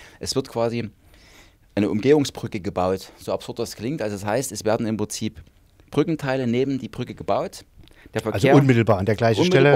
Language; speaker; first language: German; native; German